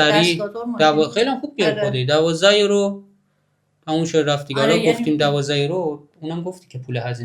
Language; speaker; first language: Persian; native; Persian